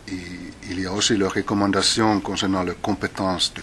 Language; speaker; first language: French; non-native, fluent; Finnish